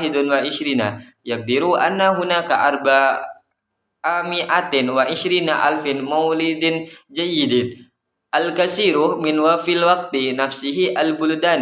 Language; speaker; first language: Arabic; non-native, learner; Indonesian